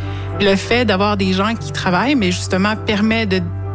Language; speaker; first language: French; native; French